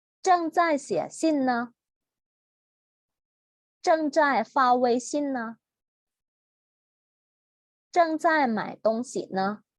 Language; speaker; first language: Chinese; non-native, fluent; Thai